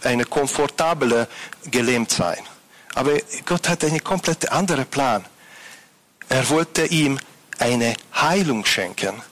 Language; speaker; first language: German; non-native, fluent; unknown